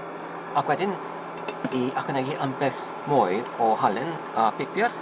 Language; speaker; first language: Welsh; non-native, learner; Polish